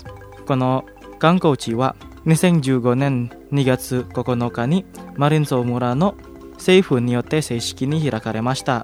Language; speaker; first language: Japanese; non-native, fluent; Indonesian